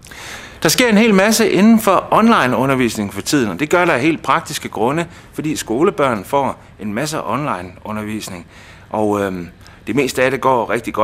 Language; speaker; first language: Danish; native; Danish